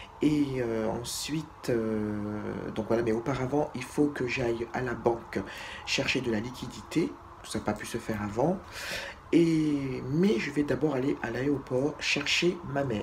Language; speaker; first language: French; native; French